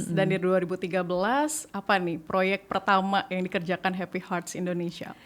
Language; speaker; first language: Indonesian; native; Indonesian